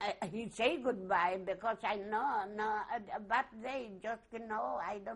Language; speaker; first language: English; non-native, learner; Yiddish